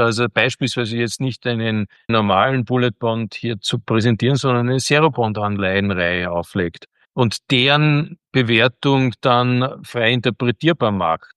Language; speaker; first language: German; native; German